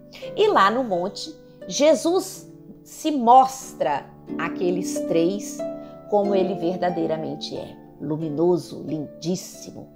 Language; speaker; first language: Portuguese; native; Portuguese